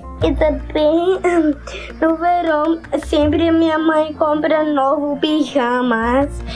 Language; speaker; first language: Portuguese; early bilingual, heritage; Portuguese